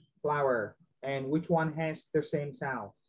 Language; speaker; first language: English; non-native, fluent; Vietnamese